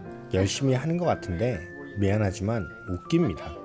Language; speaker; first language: Korean; native; Korean